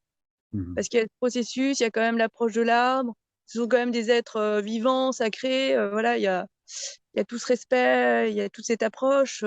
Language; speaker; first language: French; native; French